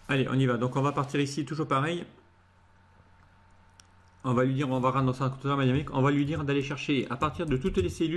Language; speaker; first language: French; native; French